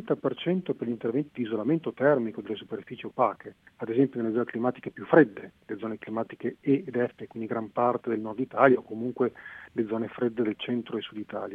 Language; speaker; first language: Italian; native; Italian